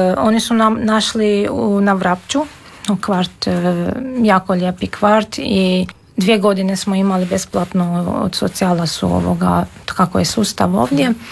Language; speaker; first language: Serbian; non-native, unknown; Armenian